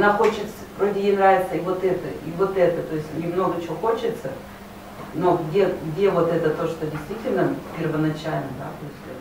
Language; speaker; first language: Russian; native; Russian